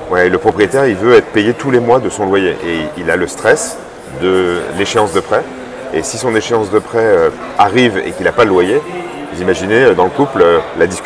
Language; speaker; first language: French; native; French